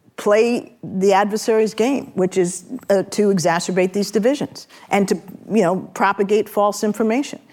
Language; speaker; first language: English; native; English